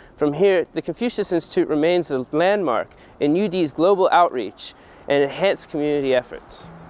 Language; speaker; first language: English; native; English